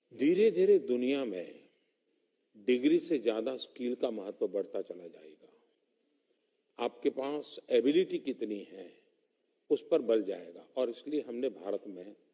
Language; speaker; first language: Hindi; non-native, local second language; Gujarati